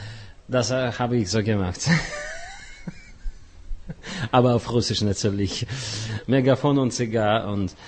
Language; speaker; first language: German; non-native, fluent; Russian